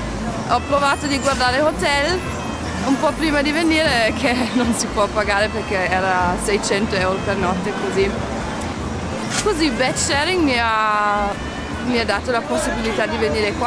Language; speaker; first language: Italian; non-native, fluent; German